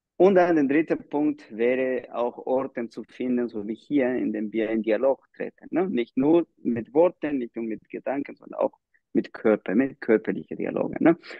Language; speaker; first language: German; non-native, fluent; Spanish